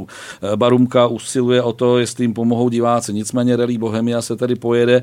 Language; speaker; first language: Czech; native; Czech